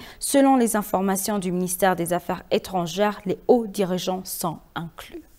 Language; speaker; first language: French; non-native, fluent; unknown